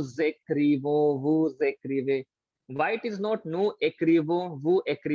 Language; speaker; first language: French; non-native, learner; Hindi